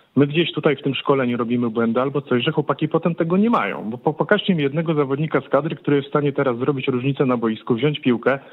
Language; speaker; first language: Polish; native; Polish